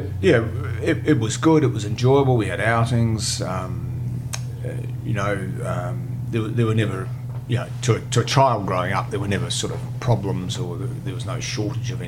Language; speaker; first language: English; native; English